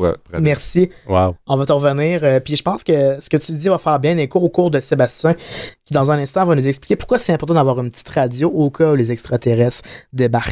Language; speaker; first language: French; native; French